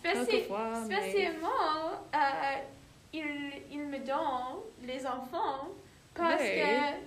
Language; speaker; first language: French; non-native, learner; English